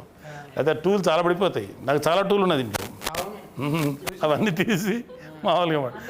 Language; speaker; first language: Telugu; native; Telugu